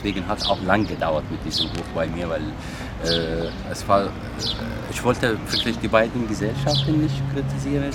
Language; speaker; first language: German; non-native, fluent; Arabic